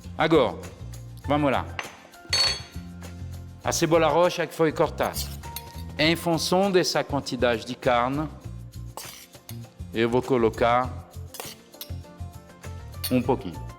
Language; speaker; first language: Portuguese; non-native, fluent; French